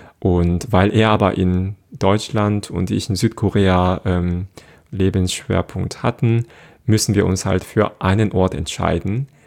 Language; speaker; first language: German; non-native, fluent; Korean